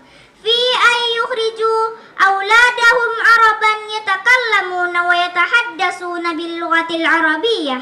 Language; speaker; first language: Arabic; non-native, fluent; Indonesian